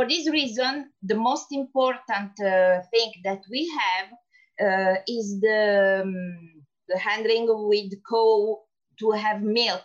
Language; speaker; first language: English; non-native, fluent; Italian